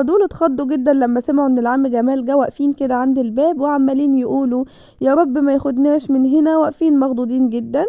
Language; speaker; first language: Arabic; native; Arabic